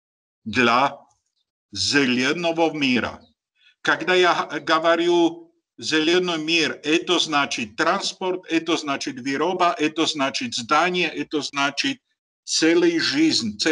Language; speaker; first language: Russian; non-native, learner; Slovak